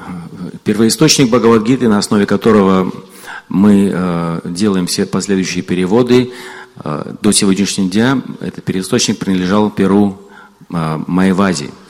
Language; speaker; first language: Russian; native; Russian